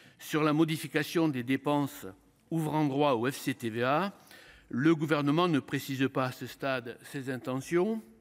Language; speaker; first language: French; native; French